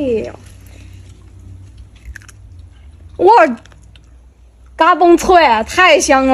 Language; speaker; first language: Chinese; native; Chinese